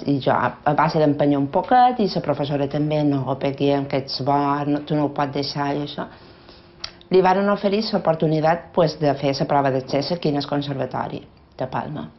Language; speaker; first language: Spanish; non-native, local second language; Catalan